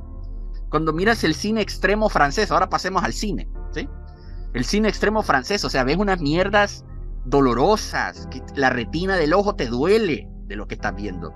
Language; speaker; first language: Spanish; native; Spanish